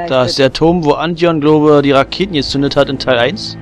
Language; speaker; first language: German; native; German